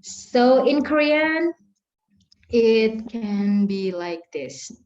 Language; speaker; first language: English; non-native, fluent; Indonesian